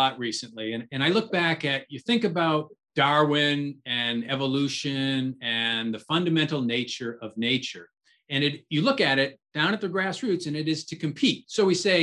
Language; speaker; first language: English; native; English